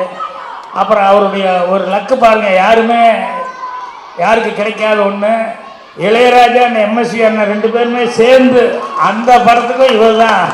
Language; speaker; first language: Tamil; native; Tamil